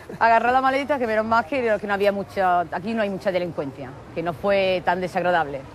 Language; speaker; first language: Spanish; native; Spanish